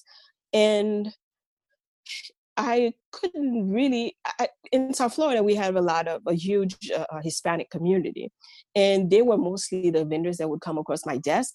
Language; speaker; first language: English; non-native, fluent; Haitian Creole